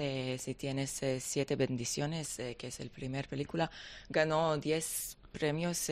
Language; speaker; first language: Spanish; non-native, learner; Hebrew